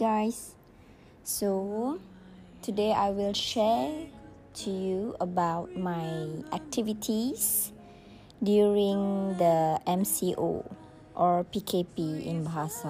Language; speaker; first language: English; non-native, local second language; Malay